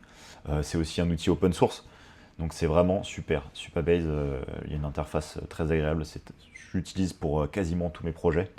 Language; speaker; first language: French; native; French